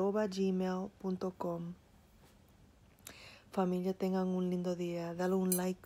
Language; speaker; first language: Spanish; early bilingual, heritage; Spanish